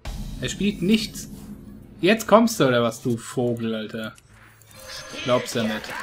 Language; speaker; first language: German; native; German